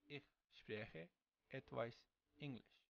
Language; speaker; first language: German; non-native, fluent; Uzbek